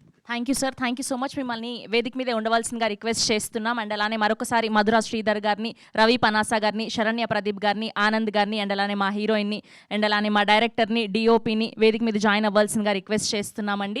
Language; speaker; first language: Telugu; native; Telugu